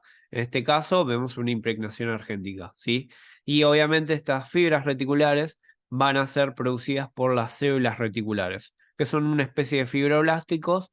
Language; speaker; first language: Spanish; native; Spanish